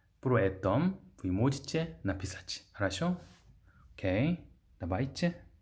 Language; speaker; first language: Russian; non-native, learner; Korean